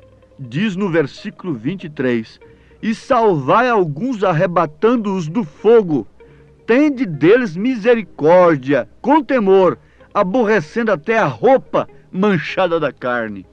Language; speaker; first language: Portuguese; native; Portuguese